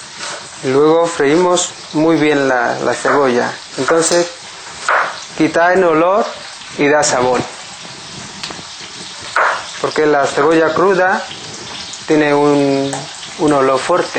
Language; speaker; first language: Spanish; non-native, learner; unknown